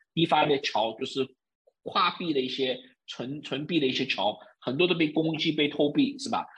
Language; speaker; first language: Chinese; early bilingual, heritage; Chinese